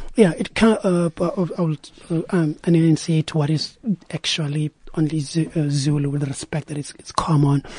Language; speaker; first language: English; non-native, local second language; Zulu